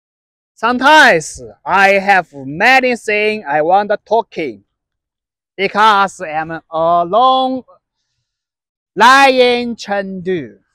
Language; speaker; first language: English; non-native, learner; Chinese